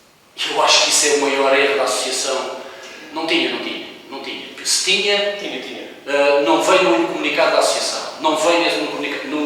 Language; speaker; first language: Portuguese; native; Portuguese